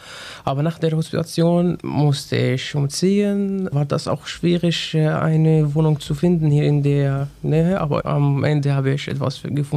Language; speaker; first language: German; non-native, learner; Arabic